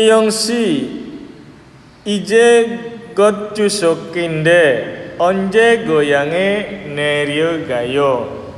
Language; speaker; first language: Korean; non-native, fluent; Indonesian